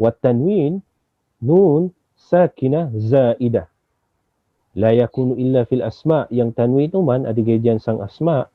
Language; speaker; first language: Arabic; non-native, fluent; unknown